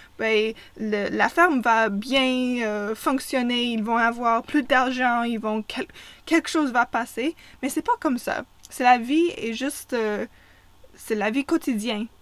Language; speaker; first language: French; non-native, fluent; English